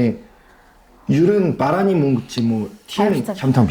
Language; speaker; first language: Mongolian; non-native, fluent; Korean